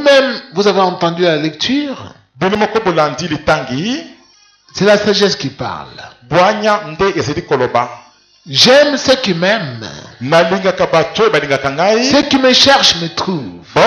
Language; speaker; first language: French; non-native, local second language; Lingala